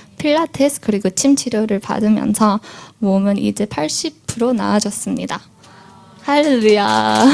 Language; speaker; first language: Korean; early bilingual, heritage; Korean